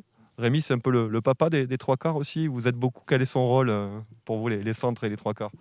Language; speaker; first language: French; native; French